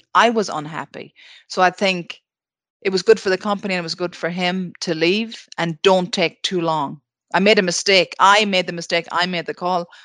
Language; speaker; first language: English; native; English